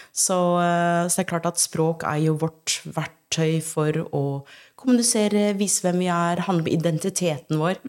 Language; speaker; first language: Norwegian; early bilingual, other home language; English